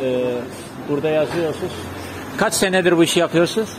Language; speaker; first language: Turkish; non-native, learner; Russian